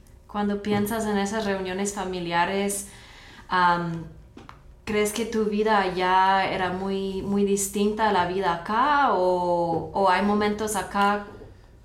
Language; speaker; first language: Spanish; non-native, fluent; English